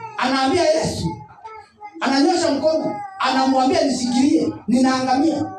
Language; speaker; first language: Swahili; non-native, local second language; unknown